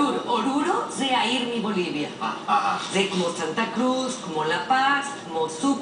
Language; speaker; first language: Hebrew; non-native, fluent; Spanish